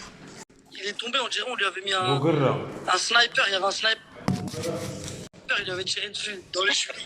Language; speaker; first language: French; native; French